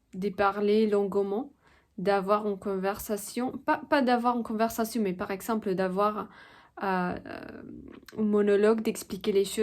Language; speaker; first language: French; non-native, fluent; Spanish